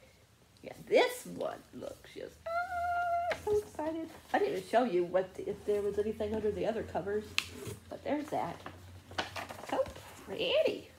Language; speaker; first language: English; native; English